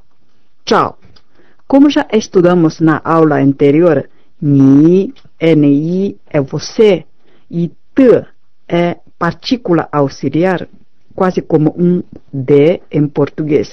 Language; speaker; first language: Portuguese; non-native, fluent; Chinese